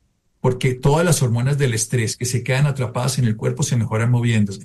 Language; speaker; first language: Spanish; native; Spanish